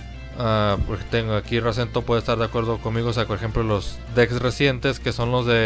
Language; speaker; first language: Spanish; native; Spanish